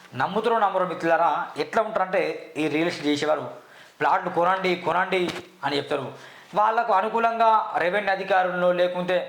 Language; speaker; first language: Telugu; native; Telugu